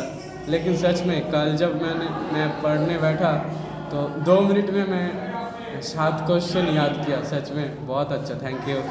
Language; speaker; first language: Hindi; non-native, local second language; Bangla